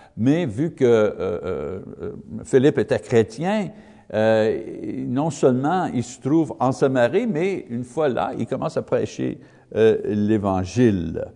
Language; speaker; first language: French; non-native, learner; English